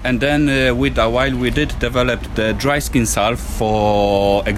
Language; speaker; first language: English; non-native, fluent; Polish